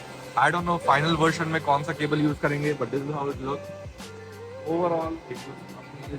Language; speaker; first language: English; non-native, local second language; Hindi